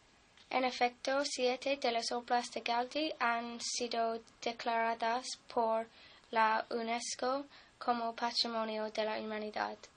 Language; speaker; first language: Spanish; non-native, fluent; English